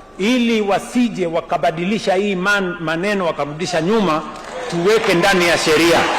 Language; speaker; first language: Swahili; non-native, local second language; Kalenjin